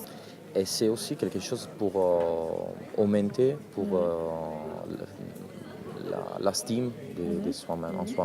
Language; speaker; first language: French; non-native, fluent; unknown